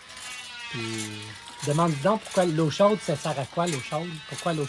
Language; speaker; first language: French; native; French